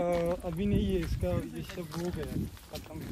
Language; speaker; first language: Hindi; non-native, fluent; Pashto